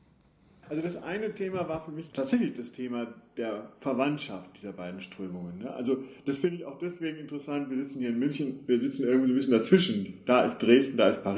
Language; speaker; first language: German; native; German